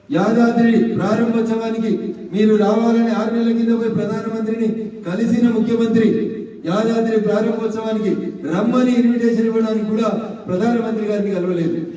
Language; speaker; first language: Telugu; native; Telugu